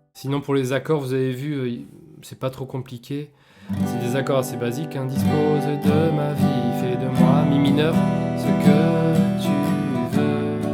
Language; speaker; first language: French; native; French